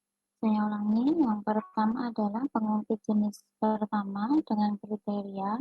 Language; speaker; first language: Indonesian; native; Indonesian